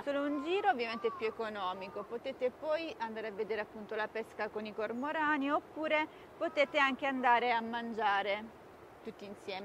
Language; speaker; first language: Italian; native; Italian